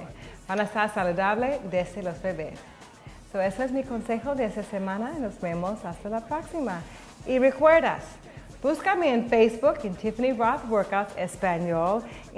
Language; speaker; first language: Spanish; non-native, learner; English